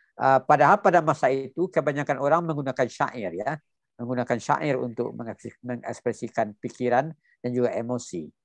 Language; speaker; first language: Indonesian; non-native, local second language; Minangkabau